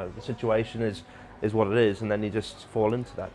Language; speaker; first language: English; native; English